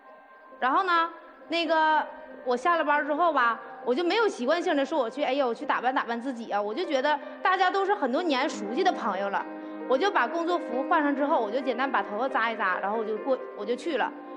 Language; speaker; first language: Chinese; native; Chinese